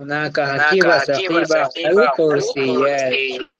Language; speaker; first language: Arabic; non-native, fluent; Urdu